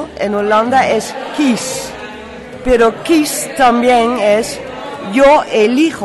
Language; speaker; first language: Spanish; non-native, fluent; Dutch